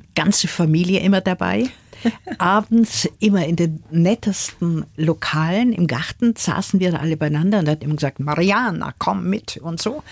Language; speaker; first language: German; native; German